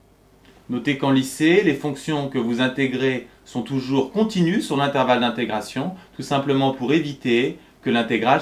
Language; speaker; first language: French; native; French